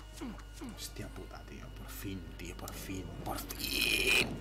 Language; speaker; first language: Spanish; native; Spanish